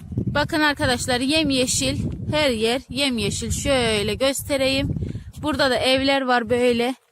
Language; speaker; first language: Turkish; native; Turkish